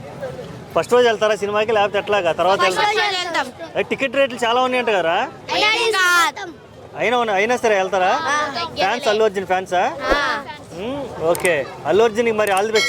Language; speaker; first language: Telugu; native; Telugu